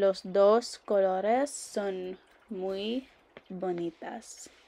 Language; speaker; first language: Spanish; non-native, learner; English